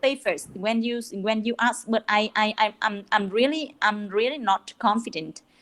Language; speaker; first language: English; non-native, learner; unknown